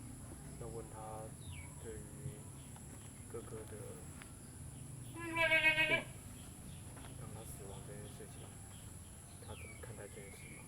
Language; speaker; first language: Chinese; non-native, learner; Indonesian